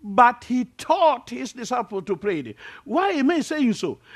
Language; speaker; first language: English; non-native, local second language; Luo (Kenya and Tanzania)